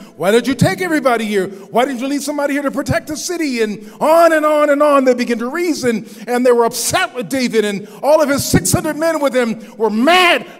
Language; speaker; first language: English; native; English